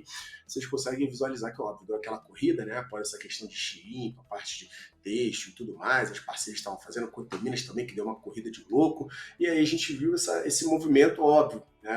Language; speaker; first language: Portuguese; native; Portuguese